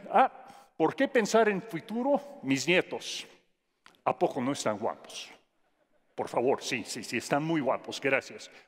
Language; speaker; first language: Spanish; non-native, fluent; English